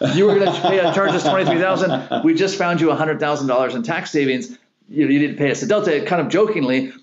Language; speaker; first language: English; native; English